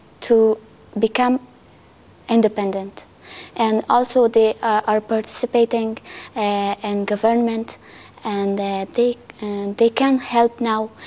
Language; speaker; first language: English; non-native, learner; Persian